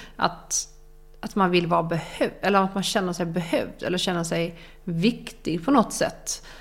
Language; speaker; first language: Swedish; native; Swedish